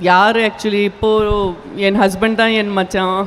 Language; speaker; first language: Tamil; non-native, local second language; Gujarati